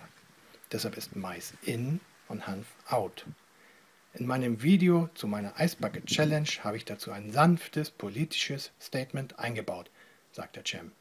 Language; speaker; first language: German; native; German